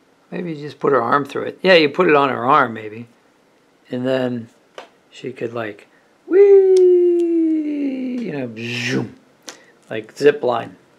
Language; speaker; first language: English; native; English